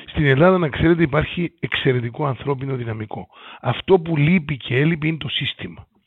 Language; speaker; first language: Greek; native; Greek